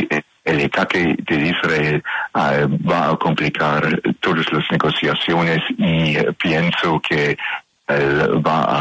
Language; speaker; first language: Spanish; non-native, learner; English